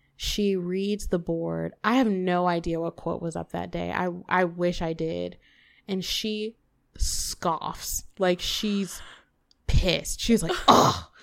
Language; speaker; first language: English; native; English